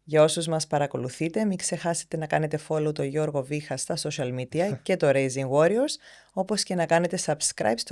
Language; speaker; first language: Greek; native; Greek